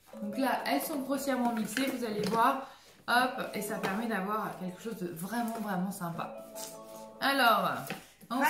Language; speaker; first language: French; native; French